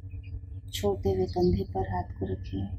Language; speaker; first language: Hindi; native; Hindi